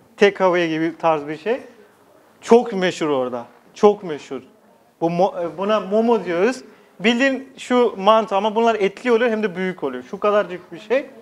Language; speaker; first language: Turkish; non-native, fluent; Nepali